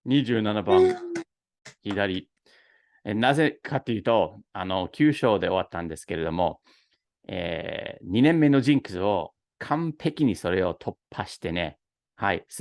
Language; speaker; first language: Japanese; non-native, fluent; English